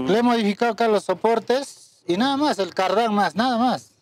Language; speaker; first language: Spanish; native; Spanish